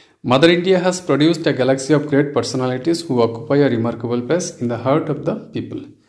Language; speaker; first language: English; non-native, local second language; Bangla